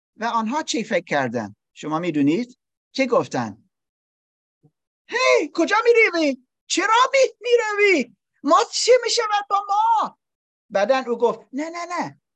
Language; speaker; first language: Persian; non-native, learner; English